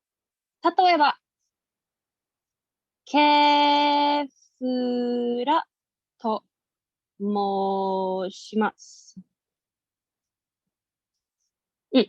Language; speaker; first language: Japanese; non-native, learner; English